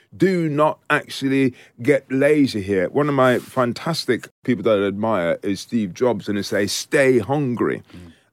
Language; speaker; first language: English; native; English